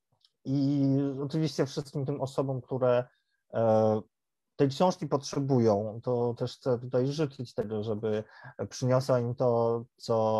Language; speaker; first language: Polish; native; Polish